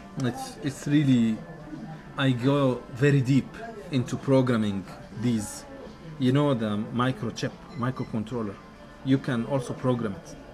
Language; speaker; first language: English; non-native, fluent; Arabic